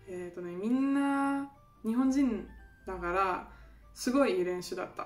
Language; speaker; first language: Japanese; non-native, fluent; German